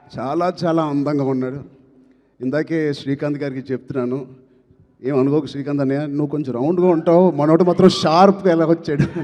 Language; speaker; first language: Telugu; native; Telugu